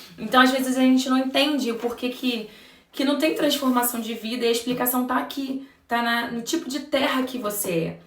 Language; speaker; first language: Portuguese; native; Portuguese